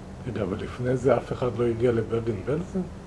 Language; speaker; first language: Hebrew; native; Hebrew